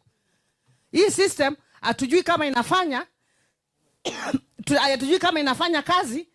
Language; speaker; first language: Swahili; non-native, local second language; Kamba